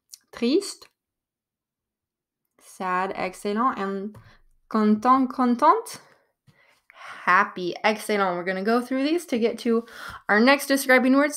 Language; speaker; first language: English; native; English